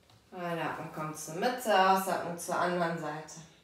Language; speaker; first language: German; native; German